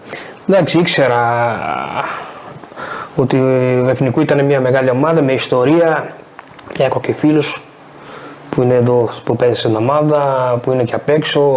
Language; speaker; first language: Greek; non-native, fluent; Portuguese